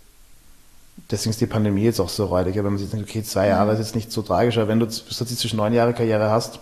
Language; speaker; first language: German; native; German